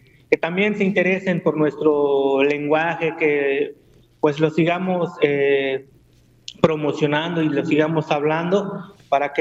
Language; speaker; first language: Spanish; non-native, local second language; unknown